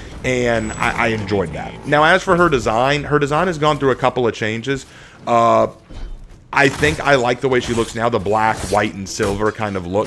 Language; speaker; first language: English; native; English